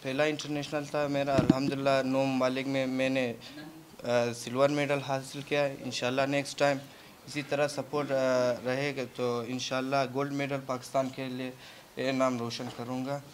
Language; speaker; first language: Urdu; non-native, local second language; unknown